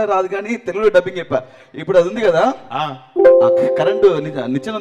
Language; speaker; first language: Telugu; native; Telugu